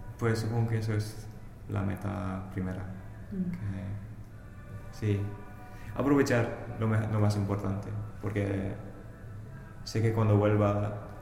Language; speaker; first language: Spanish; non-native, learner; English